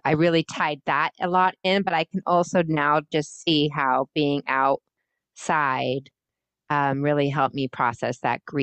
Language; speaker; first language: English; native; English